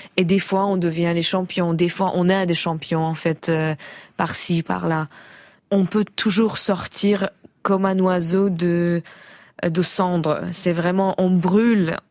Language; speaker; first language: French; non-native, fluent; Persian